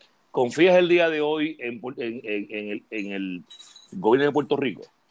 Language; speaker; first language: Spanish; native; Spanish